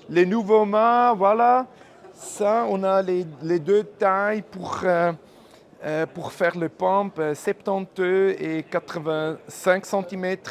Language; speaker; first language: French; non-native, fluent; German